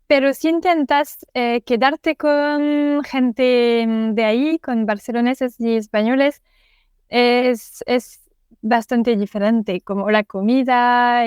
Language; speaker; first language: Spanish; non-native, fluent; French